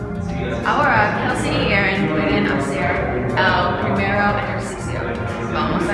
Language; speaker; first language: Spanish; non-native, learner; English